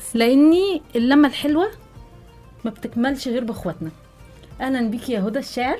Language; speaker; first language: Arabic; native; Arabic